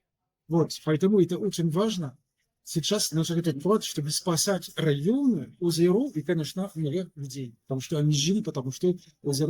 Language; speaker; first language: Russian; non-native, learner; French